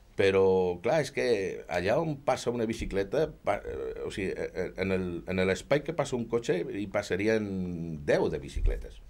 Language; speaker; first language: Catalan; native; Catalan